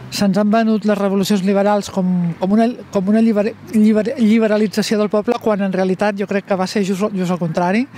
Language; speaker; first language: Catalan; native; Catalan